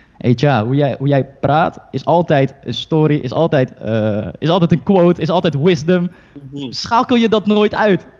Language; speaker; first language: Dutch; early bilingual, other home language; Chinese